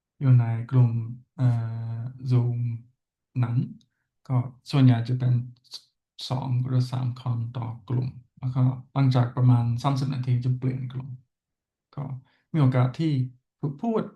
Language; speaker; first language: Thai; non-native, learner; English